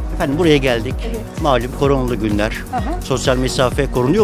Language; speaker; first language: Turkish; native; Turkish